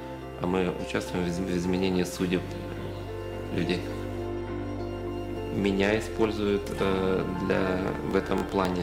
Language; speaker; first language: Russian; native; Russian